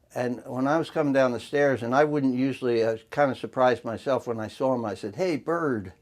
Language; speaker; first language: English; native; English